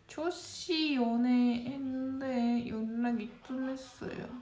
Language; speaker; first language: Korean; non-native, local second language; Japanese